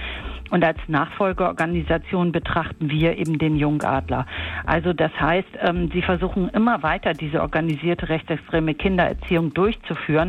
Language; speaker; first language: German; native; German